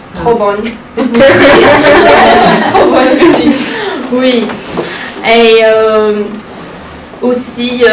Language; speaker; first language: French; non-native, local second language; Arabic